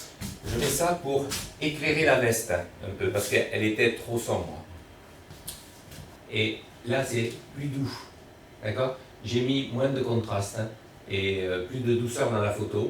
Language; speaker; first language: French; native; French